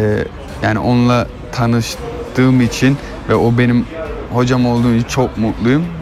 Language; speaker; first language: Turkish; early bilingual, heritage; Turkish